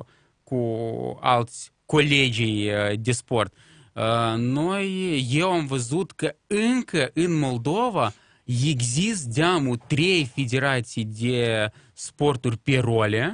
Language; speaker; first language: Romanian; non-native, local second language; Russian